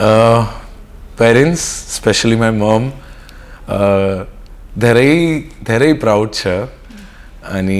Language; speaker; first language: Nepali; non-native, learner; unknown